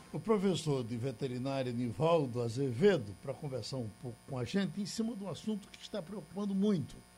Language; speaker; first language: Portuguese; native; Portuguese